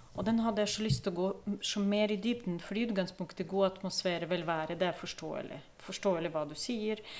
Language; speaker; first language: Norwegian; non-native, fluent; Ukrainian